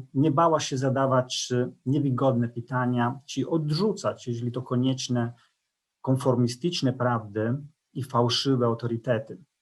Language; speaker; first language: Polish; non-native, fluent; Italian